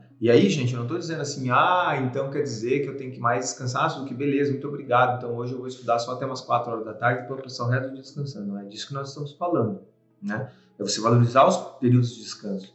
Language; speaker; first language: Portuguese; native; Portuguese